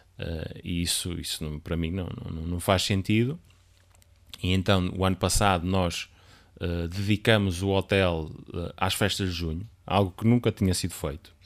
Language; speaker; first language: Portuguese; native; Portuguese